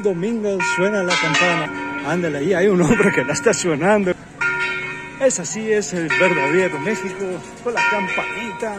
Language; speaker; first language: Spanish; non-native, learner; Italian